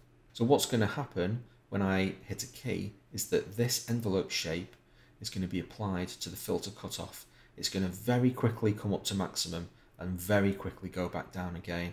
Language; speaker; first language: English; native; English